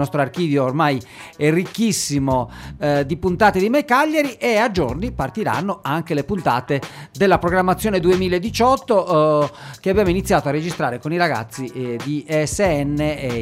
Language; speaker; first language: Italian; native; Italian